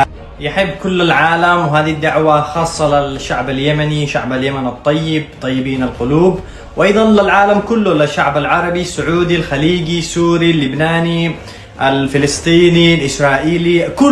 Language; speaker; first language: Arabic; native; Arabic